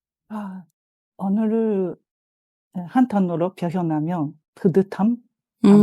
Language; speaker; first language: Korean; non-native, fluent; Japanese